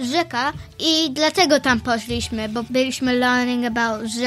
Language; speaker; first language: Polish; early bilingual, heritage; Polish